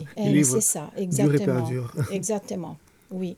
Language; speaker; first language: French; non-native, fluent; Italian